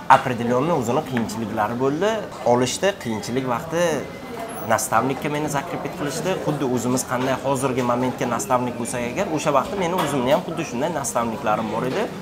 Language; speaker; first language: Uzbek; native; Uzbek